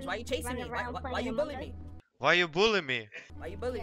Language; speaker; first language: English; native; English